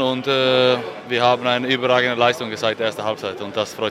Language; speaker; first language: German; non-native, fluent; Swedish